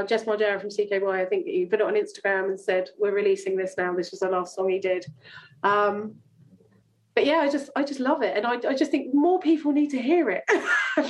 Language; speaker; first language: English; native; English